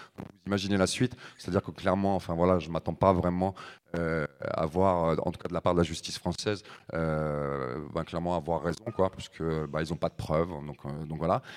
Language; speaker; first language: French; native; French